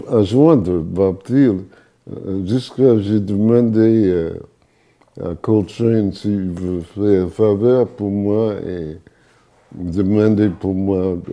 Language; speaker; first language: French; non-native, fluent; English